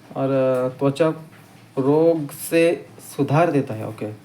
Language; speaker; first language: Hindi; non-native, local second language; Marathi